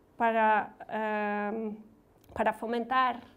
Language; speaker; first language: Spanish; non-native, fluent; German